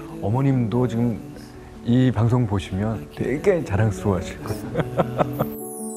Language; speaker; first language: Korean; native; Korean